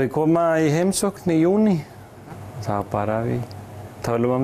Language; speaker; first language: Icelandic; non-native, fluent; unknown